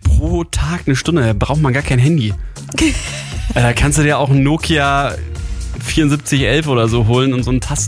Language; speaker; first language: German; native; German